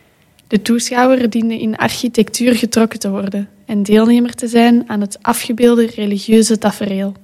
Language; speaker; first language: Dutch; native; Dutch